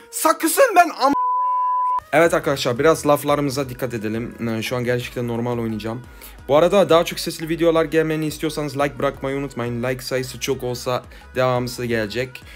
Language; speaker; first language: Turkish; early bilingual, heritage; Turkish